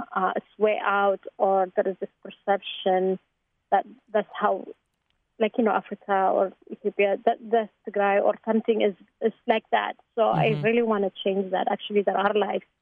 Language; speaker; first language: English; non-native, fluent; Tigrinya